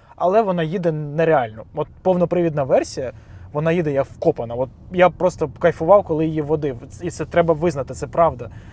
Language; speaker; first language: Ukrainian; non-native, local second language; Russian